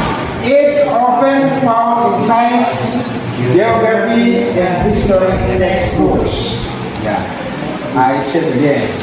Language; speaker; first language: English; non-native, learner; Indonesian